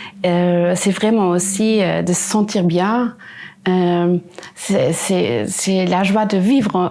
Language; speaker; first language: French; non-native, local second language; Luxembourgish